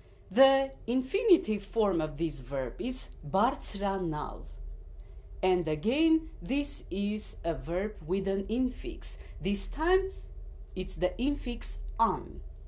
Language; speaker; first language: English; non-native, fluent; Armenian